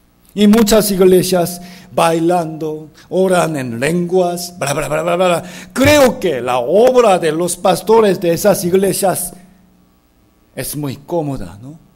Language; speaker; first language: Spanish; non-native, fluent; Korean